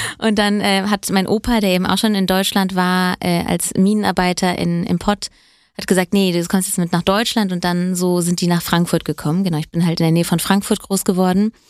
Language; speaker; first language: German; early bilingual, other home language; Italian